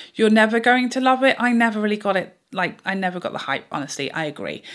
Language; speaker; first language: English; native; English